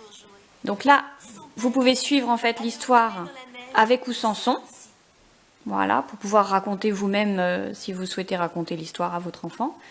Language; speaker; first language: French; native; French